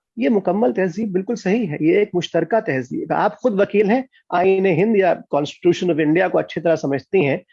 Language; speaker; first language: Urdu; native; Urdu